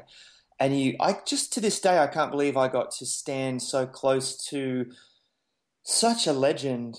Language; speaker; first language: English; native; English